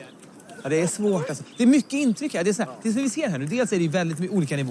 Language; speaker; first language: Swedish; native; Swedish